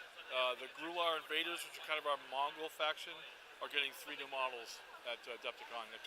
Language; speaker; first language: English; native; English